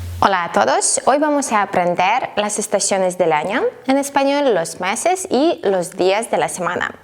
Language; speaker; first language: Spanish; non-native, fluent; Ukrainian